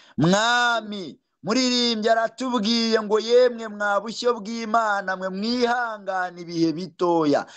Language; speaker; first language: Kinyarwanda; native; Kinyarwanda